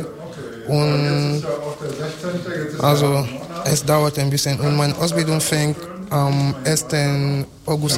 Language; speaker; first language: German; non-native, learner; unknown